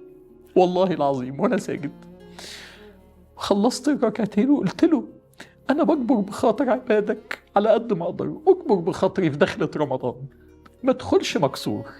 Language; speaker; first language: Arabic; native; Arabic